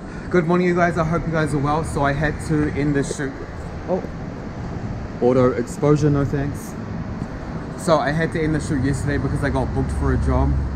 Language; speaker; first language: English; native; English